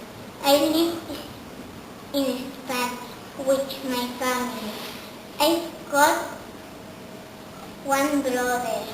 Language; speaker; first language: English; non-native, learner; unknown